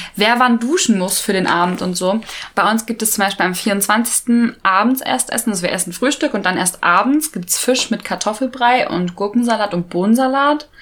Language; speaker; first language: German; native; German